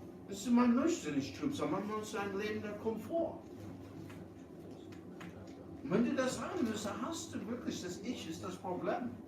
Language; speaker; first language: German; early bilingual, heritage; English